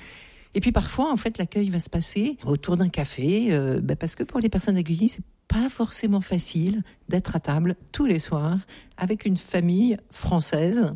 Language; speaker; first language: French; native; French